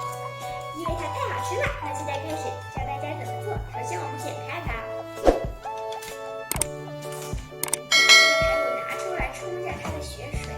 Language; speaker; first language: Chinese; early bilingual, heritage; Chinese